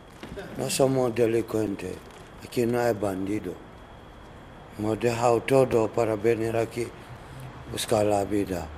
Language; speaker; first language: Spanish; non-native, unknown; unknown